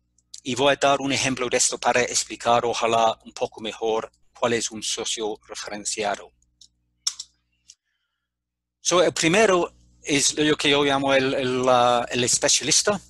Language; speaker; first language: Spanish; non-native, fluent; English